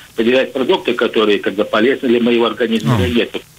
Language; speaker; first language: Russian; native; Russian